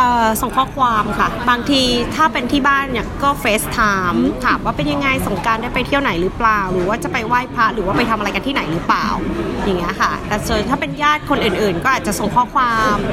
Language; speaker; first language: Thai; native; Thai